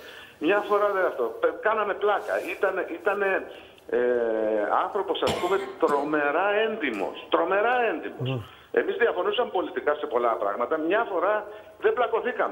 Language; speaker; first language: Greek; native; Greek